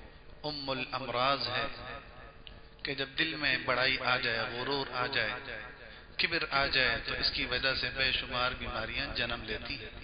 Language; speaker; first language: Urdu; native; Urdu